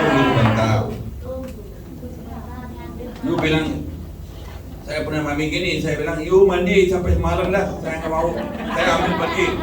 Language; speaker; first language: Indonesian; non-native, learner; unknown